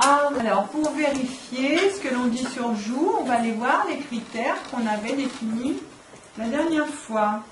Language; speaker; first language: French; native; French